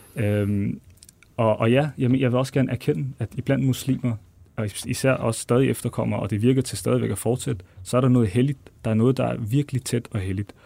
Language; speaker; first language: Danish; early bilingual, other home language; Arabic